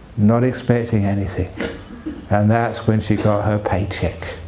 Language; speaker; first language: English; native; English